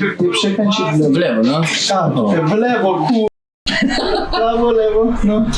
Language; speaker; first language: Polish; non-native, learner; Russian